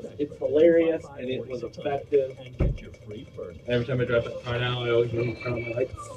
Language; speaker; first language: English; native; English